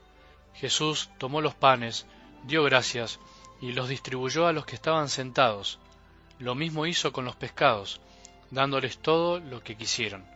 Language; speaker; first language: Spanish; native; Spanish